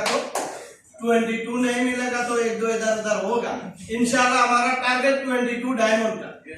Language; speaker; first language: Hindi; non-native, fluent; Bangla